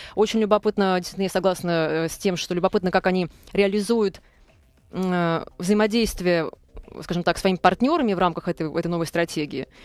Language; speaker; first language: Russian; native; Russian